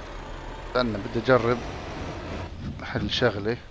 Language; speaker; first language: Arabic; native; Arabic